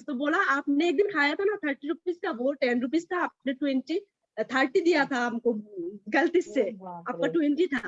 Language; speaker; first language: Hindi; native; Hindi